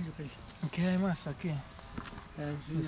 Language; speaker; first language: Spanish; non-native, learner; Croatian